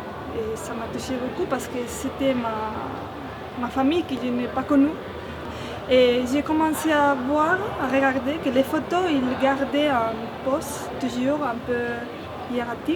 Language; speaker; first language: French; non-native, fluent; Spanish